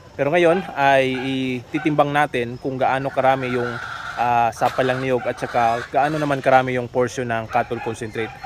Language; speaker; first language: Filipino; non-native, local second language; Cebuano